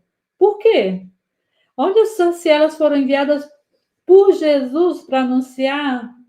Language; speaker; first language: Portuguese; native; Portuguese